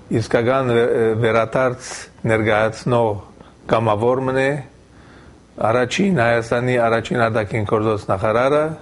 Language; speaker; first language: Armenian; early bilingual, heritage; Armenian